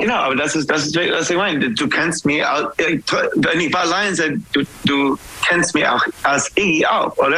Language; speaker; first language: German; non-native, learner; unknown